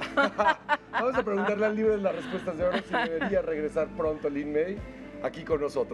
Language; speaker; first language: Spanish; native; Spanish